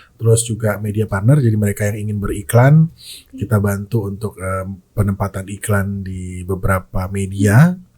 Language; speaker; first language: Indonesian; native; Indonesian